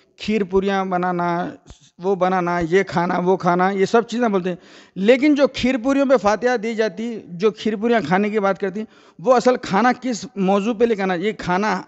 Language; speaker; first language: Hindi; non-native, local second language; Urdu